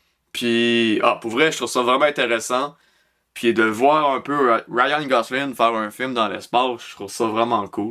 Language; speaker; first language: French; native; French